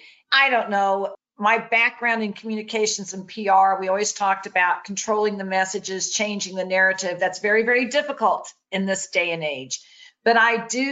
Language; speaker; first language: English; native; English